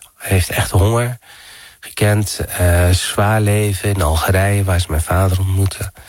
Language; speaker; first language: Dutch; early bilingual, other home language; Arabic